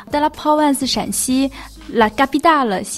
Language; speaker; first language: French; non-native, learner; Chinese